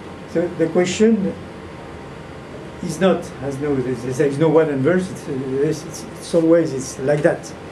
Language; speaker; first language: English; non-native, fluent; French